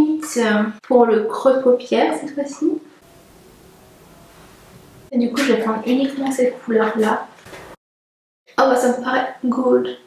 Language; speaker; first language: French; native; French